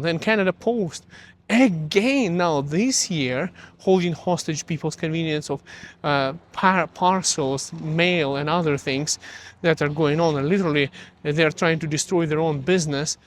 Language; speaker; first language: English; early bilingual, other home language; Russian